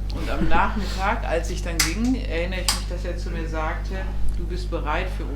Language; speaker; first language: German; native; German